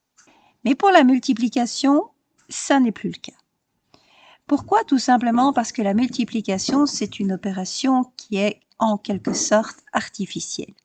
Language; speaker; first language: French; native; French